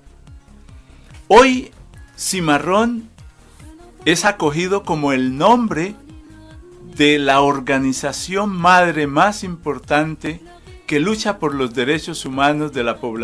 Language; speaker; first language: Spanish; native; Spanish